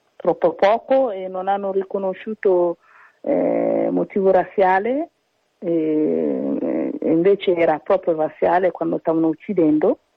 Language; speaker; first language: Italian; early bilingual, other home language; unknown